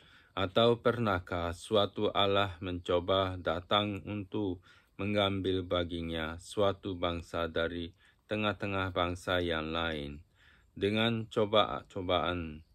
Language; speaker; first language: Indonesian; non-native, fluent; Japanese